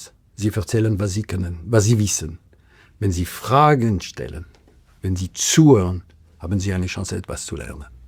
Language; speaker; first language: German; non-native, local second language; French